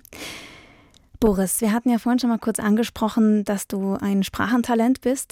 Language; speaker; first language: German; native; German